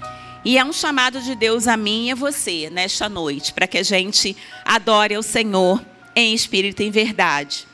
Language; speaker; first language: Portuguese; native; Portuguese